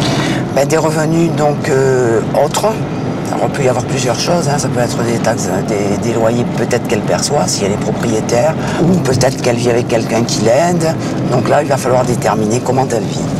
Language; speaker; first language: French; native; French